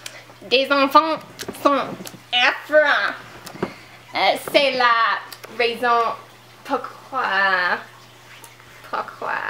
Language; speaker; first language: French; non-native, learner; English